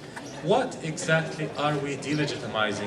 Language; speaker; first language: English; non-native, fluent; Arabic